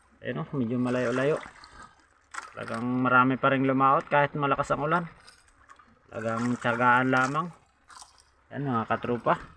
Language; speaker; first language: Filipino; native; Filipino